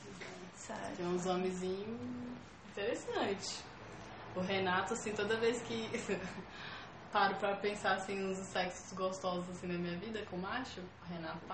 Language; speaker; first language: Portuguese; native; Portuguese